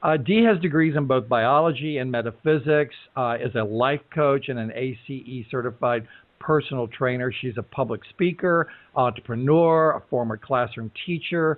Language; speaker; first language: English; native; English